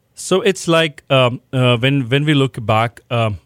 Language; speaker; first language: English; non-native, local second language; Hindi